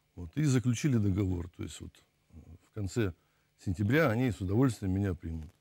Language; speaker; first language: Russian; native; Russian